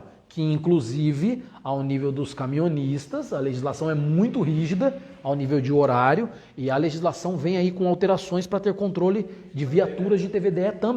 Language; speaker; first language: Portuguese; native; Portuguese